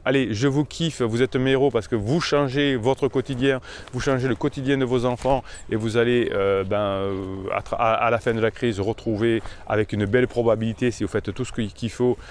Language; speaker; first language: French; native; French